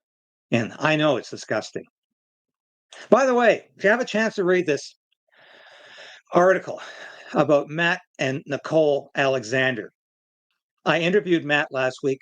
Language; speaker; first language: English; native; English